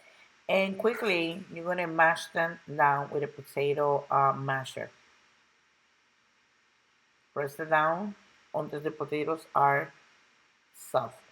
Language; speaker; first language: English; non-native, local second language; Spanish